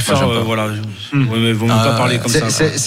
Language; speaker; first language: French; native; French